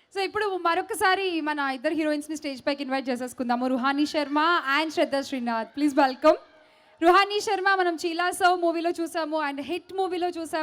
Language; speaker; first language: Telugu; native; Telugu